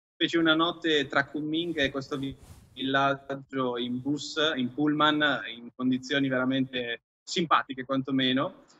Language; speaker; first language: Italian; native; Italian